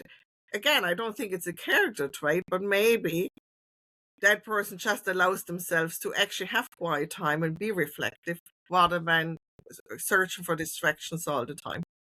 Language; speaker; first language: English; non-native, fluent; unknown